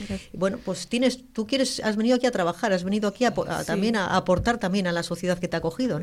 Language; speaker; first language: Spanish; native; Spanish